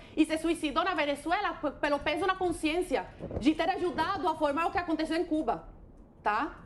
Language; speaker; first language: Portuguese; non-native, fluent; Spanish